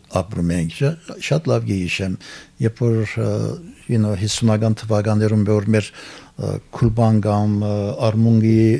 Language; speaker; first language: Armenian; early bilingual, heritage; Armenian